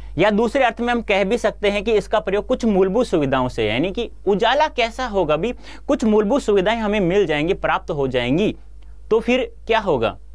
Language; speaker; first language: Hindi; native; Hindi